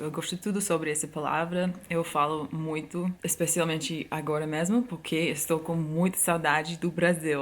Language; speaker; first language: Portuguese; non-native, fluent; English